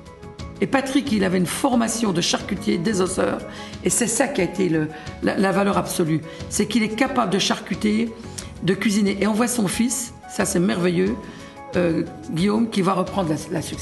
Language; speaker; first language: French; native; French